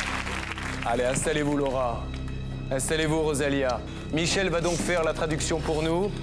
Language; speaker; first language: French; native; French